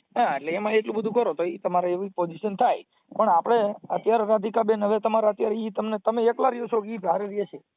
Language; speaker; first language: Gujarati; native; Gujarati